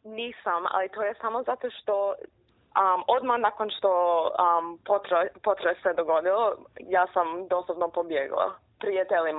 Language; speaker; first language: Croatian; early bilingual, heritage; Croatian